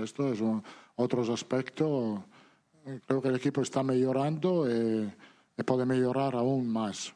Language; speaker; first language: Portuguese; non-native, learner; Italian